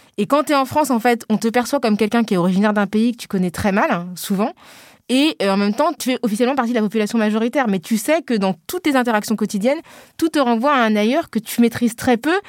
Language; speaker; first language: French; early bilingual, other home language; Wolof